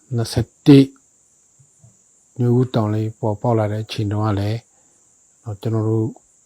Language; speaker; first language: Burmese; non-native, local second language; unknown